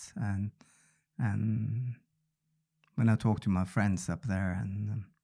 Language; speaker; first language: English; non-native, fluent; Norwegian